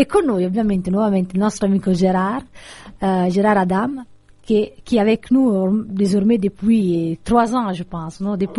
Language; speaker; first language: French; non-native, fluent; Italian